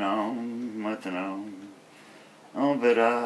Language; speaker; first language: French; non-native, learner; Italian